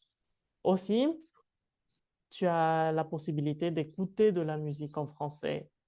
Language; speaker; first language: French; non-native, fluent; Spanish